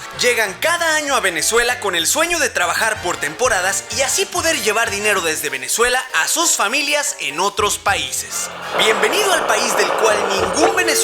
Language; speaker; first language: Spanish; native; Spanish